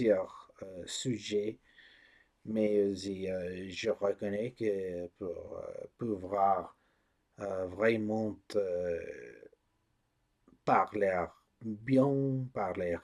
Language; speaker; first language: French; non-native, learner; English